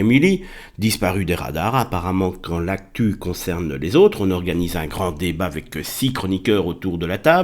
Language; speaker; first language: French; native; French